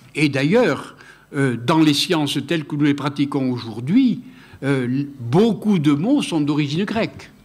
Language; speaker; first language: French; non-native, local second language; Occitan